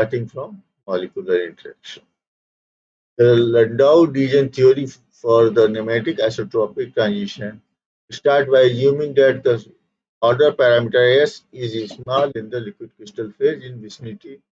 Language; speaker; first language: English; non-native, local second language; Hindi